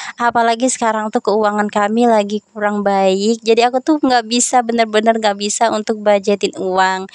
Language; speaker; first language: Indonesian; non-native, local second language; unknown